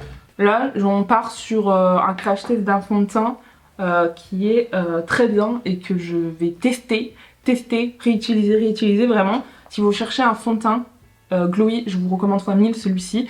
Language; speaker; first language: French; native; French